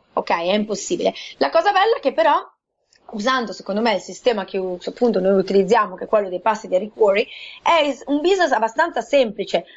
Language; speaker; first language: Italian; native; Italian